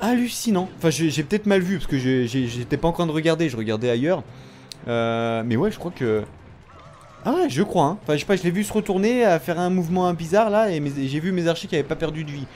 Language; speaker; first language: French; native; French